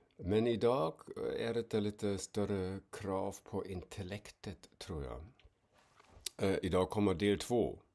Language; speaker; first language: Swedish; non-native, fluent; German